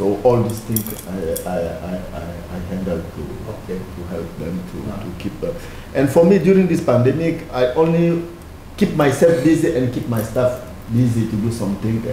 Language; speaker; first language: English; non-native, fluent; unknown